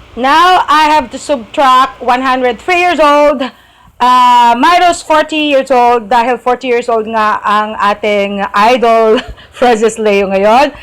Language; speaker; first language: Filipino; non-native, local second language; Iloko